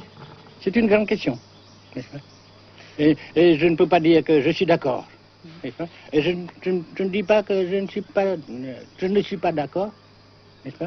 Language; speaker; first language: French; non-native, fluent; Vietnamese